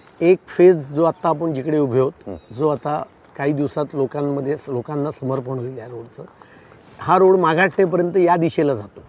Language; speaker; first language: Marathi; native; Marathi